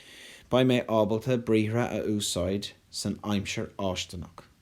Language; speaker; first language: Irish; non-native, local second language; English